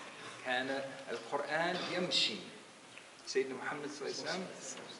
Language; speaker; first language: Arabic; non-native, fluent; English